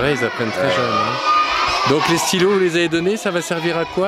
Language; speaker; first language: French; native; French